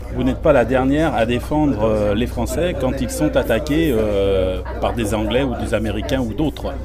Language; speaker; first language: French; native; French